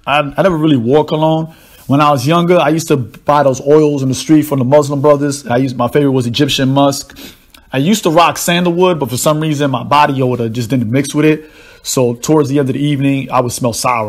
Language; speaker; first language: English; native; English